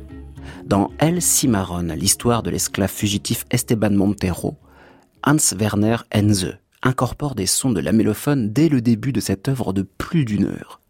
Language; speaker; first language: French; native; French